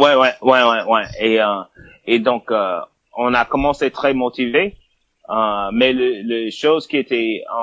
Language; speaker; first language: French; non-native, fluent; English